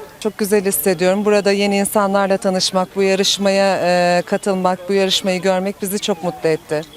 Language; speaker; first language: Turkish; non-native, fluent; English